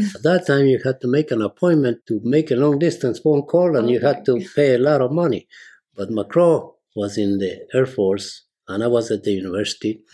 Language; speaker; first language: English; non-native, fluent; Spanish